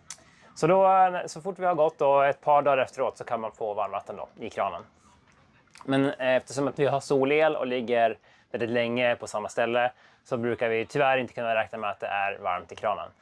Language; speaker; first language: Swedish; native; Swedish